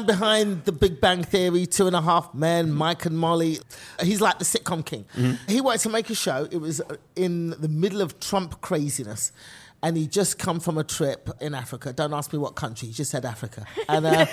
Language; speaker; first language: English; native; English